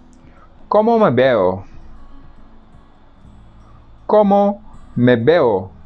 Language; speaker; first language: Spanish; non-native, fluent; Wolof